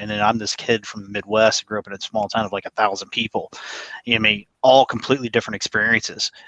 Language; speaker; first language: English; native; English